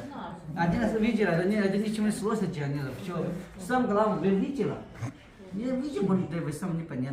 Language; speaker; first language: Russian; non-native, learner; Chinese